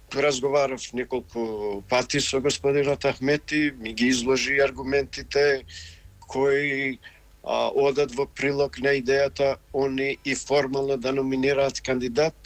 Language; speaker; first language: Macedonian; non-native, local second language; Albanian